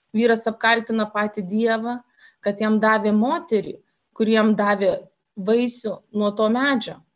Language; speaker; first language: Lithuanian; native; Lithuanian